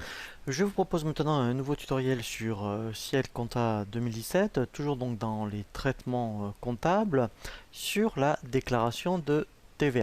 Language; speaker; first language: French; native; French